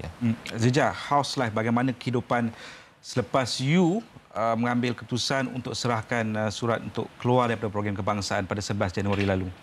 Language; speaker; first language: Malay; native; Malay